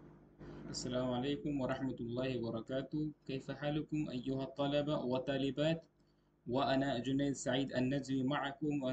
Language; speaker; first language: Arabic; non-native, fluent; Urdu